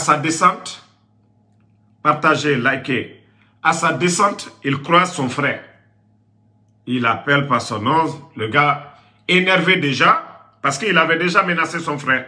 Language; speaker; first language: French; non-native, local second language; Susu